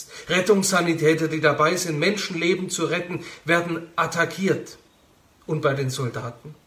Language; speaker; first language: German; native; German